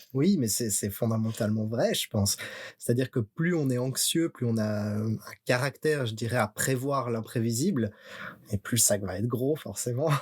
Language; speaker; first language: French; native; French